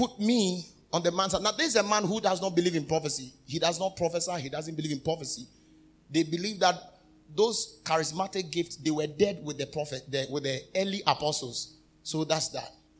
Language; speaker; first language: English; non-native, local second language; Akan